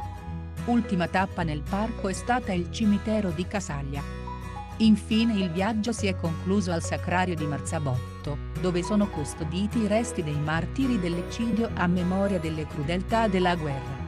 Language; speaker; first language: Italian; native; Italian